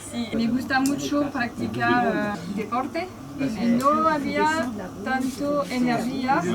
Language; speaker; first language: Spanish; non-native, fluent; French